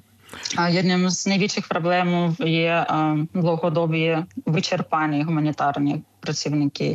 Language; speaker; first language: Czech; non-native, learner; Ukrainian